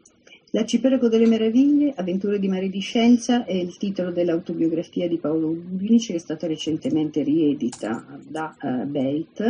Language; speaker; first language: Italian; native; Italian